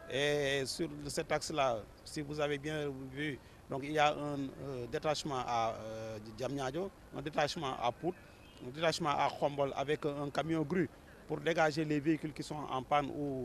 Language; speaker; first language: French; non-native, local second language; Wolof